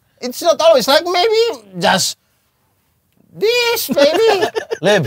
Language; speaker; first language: English; non-native, learner; Indonesian